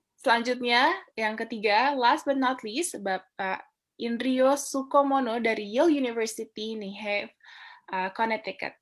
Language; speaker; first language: Indonesian; native; Indonesian